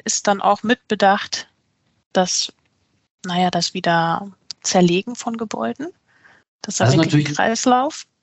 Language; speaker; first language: German; native; German